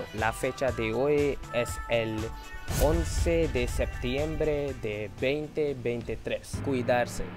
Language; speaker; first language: Spanish; non-native, learner; English